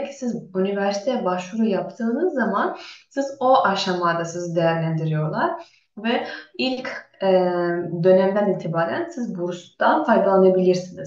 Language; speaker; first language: Turkish; non-native, fluent; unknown